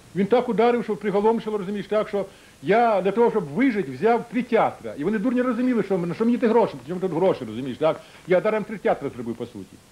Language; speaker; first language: Ukrainian; native; Ukrainian